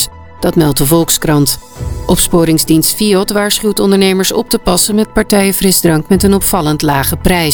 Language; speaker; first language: Dutch; native; Dutch